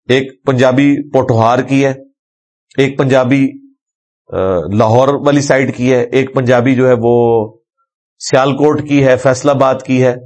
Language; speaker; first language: Urdu; non-native, local second language; Punjabi